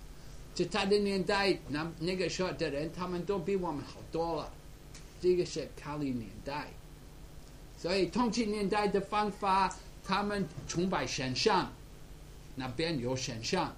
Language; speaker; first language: Chinese; non-native, fluent; English